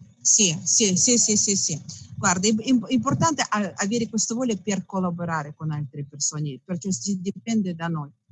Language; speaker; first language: Italian; non-native, fluent; Russian